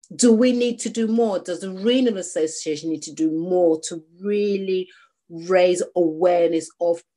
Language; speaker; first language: English; native; English